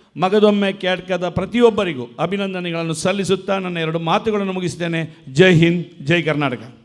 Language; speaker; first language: Kannada; non-native, local second language; Konkani